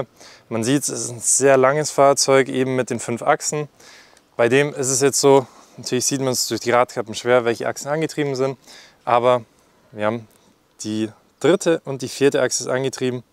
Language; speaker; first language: German; native; German